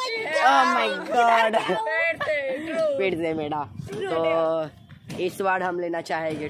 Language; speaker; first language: Hindi; native; Hindi